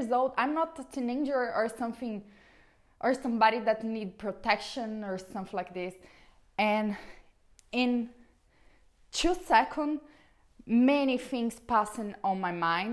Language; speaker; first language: English; non-native, learner; Portuguese